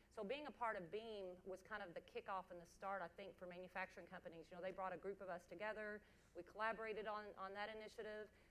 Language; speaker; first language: English; native; English